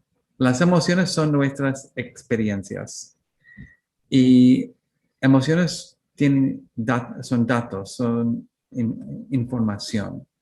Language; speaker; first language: Spanish; non-native, learner; English